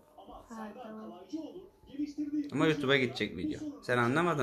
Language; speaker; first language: Turkish; native; Turkish